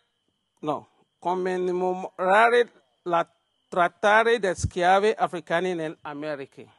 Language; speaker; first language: Italian; non-native, learner; Yoruba